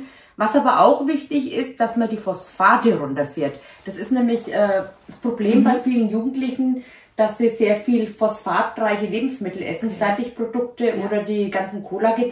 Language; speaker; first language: German; native; German